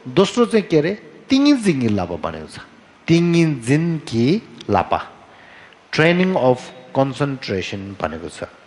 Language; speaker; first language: Nepali; non-native, local second language; Tibetan